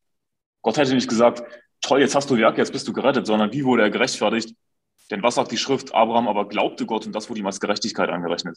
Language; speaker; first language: German; native; German